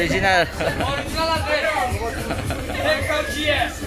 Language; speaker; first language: English; non-native, learner; Filipino